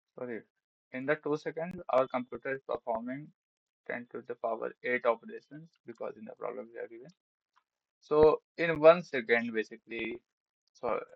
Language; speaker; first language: English; non-native, local second language; Hindi